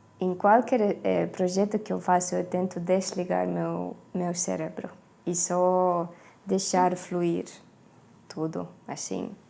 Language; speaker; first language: Portuguese; non-native, fluent; Estonian